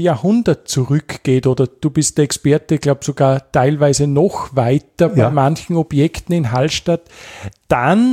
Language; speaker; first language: German; native; German